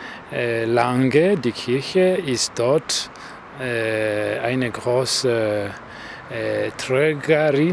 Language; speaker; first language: German; non-native, fluent; Rundi